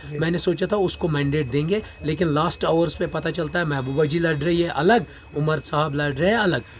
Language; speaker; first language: Urdu; non-native, local second language; Kashmiri